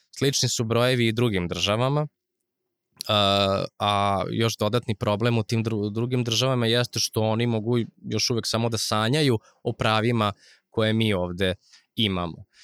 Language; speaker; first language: Serbian; non-native, local second language; Rusyn